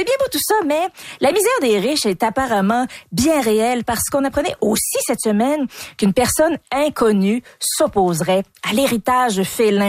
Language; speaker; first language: French; native; French